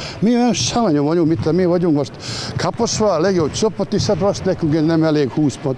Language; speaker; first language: Hungarian; non-native, learner; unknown